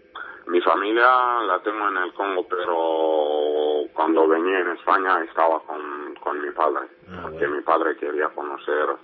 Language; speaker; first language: Spanish; non-native, learner; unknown